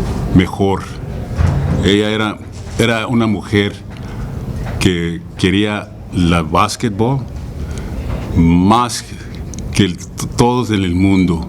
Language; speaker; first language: Spanish; non-native, learner; English